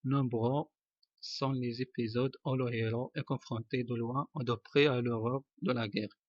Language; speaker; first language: French; non-native, local second language; Arabic